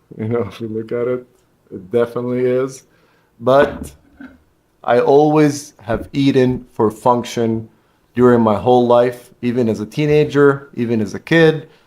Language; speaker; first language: English; non-native, fluent; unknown